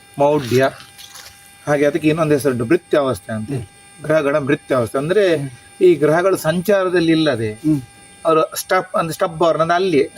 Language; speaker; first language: Kannada; native; Kannada